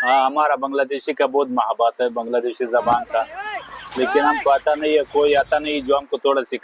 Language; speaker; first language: Hindi; non-native, fluent; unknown